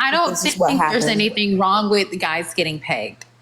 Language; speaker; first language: English; native; English